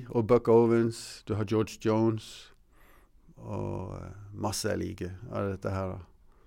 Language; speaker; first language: Norwegian; early bilingual, other home language; English